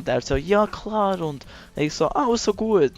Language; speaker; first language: German; native; German